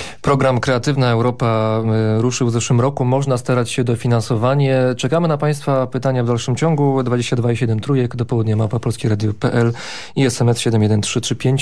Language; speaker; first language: Polish; native; Polish